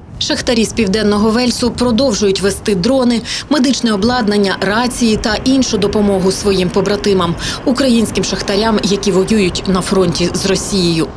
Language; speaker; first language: Ukrainian; native; Ukrainian